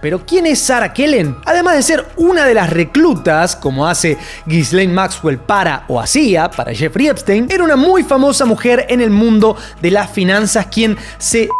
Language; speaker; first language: Spanish; native; Spanish